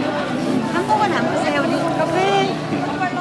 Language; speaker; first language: Korean; native; Korean